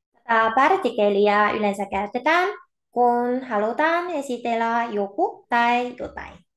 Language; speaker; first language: Finnish; non-native, fluent; Korean